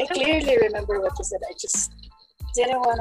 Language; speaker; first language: English; non-native, local second language; Cebuano